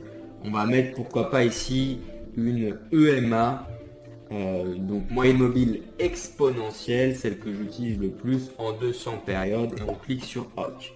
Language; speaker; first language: French; native; French